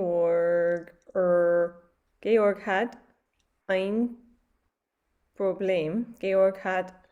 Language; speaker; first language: German; non-native, learner; English